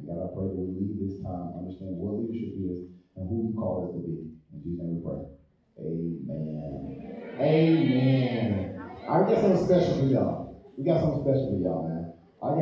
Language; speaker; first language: English; native; English